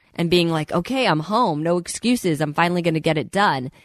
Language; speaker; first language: English; native; English